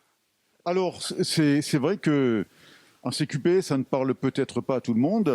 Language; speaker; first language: French; native; French